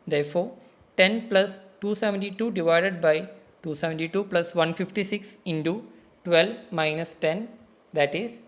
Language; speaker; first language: English; non-native, local second language; Malayalam